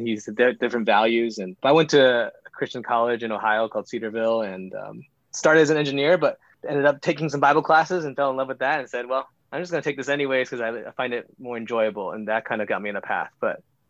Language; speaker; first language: English; native; English